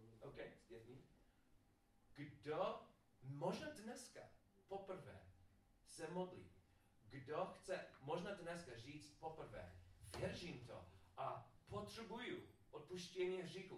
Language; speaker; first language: Czech; non-native, learner; English